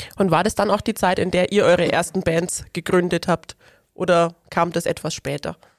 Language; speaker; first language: German; native; German